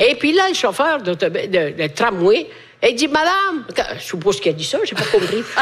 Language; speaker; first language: French; non-native, fluent; Italian